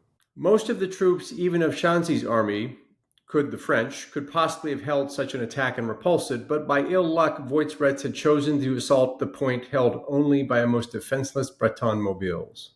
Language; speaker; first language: English; native; English